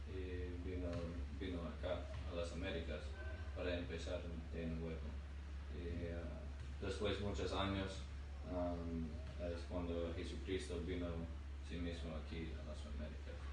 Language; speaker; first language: Spanish; non-native, learner; English